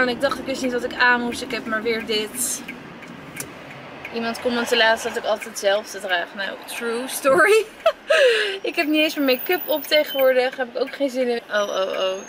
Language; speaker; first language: Dutch; native; Dutch